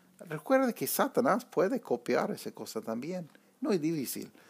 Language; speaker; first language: Spanish; non-native, fluent; English